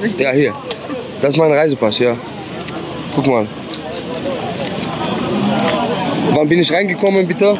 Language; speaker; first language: German; non-native, learner; Arabic